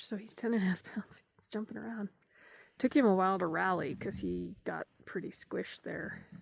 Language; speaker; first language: English; native; English